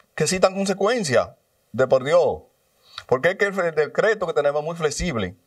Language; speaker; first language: Spanish; native; Spanish